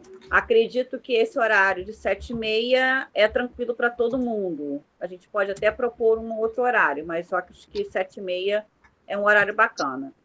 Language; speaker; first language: Portuguese; native; Portuguese